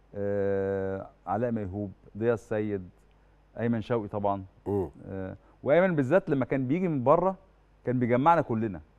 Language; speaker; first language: Arabic; native; Arabic